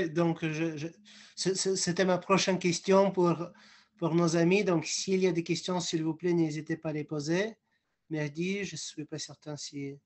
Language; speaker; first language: French; non-native, fluent; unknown